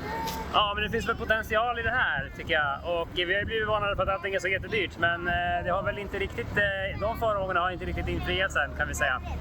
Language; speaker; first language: Swedish; native; Swedish